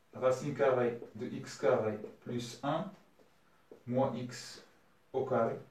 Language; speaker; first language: French; non-native, local second language; Arabic